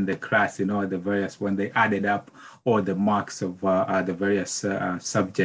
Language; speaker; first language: English; non-native, local second language; Nyanja